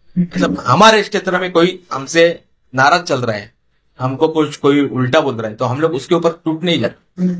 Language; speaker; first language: Hindi; non-native, local second language; Marathi